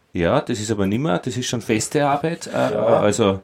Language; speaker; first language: German; native; German